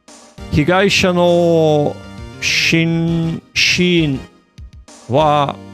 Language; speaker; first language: Japanese; non-native, learner; English